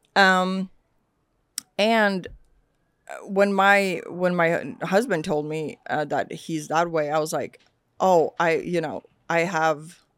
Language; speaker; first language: English; early bilingual, other home language; Swedish